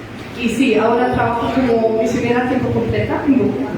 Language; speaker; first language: Spanish; non-native, fluent; German